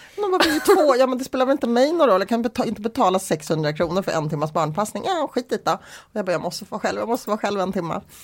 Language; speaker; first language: Swedish; early bilingual, other home language; Polish